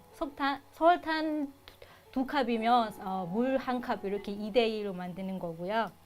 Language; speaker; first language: Korean; non-native, fluent; Chinese